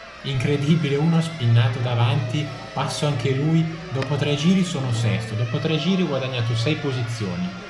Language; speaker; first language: Italian; native; Italian